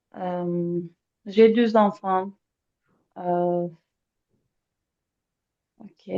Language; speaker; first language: French; non-native, learner; Azerbaijani